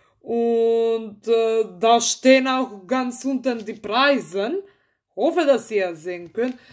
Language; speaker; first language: German; early bilingual, other home language; Macedonian